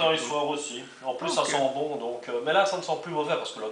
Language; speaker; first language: French; native; French